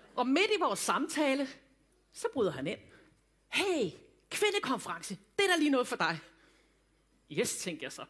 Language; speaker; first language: Danish; native; Danish